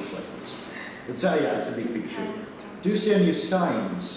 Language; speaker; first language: English; non-native, fluent; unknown